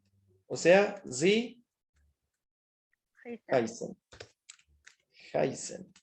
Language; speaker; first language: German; non-native, fluent; Spanish